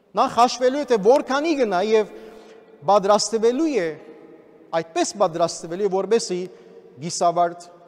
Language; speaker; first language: Armenian; early bilingual, heritage; Armenian